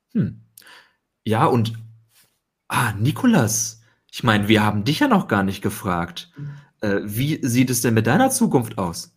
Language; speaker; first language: German; native; German